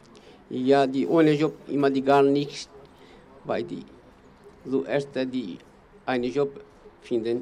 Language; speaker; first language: German; non-native, learner; Kurdish